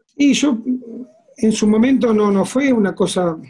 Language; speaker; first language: Spanish; native; Spanish